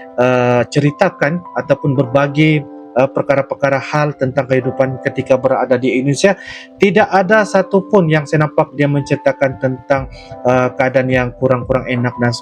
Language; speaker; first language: Indonesian; non-native, local second language; Malay